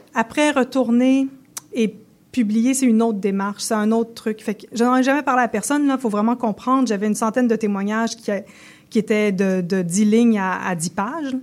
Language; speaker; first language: French; native; French